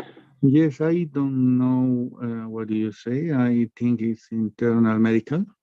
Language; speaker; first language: English; non-native, learner; Spanish